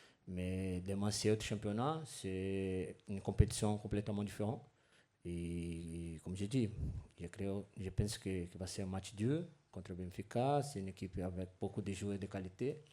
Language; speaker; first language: French; non-native, fluent; Portuguese